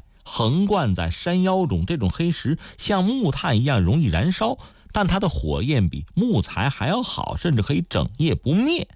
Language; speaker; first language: Chinese; native; Chinese